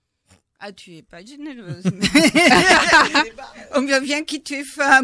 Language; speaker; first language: French; non-native, fluent; Spanish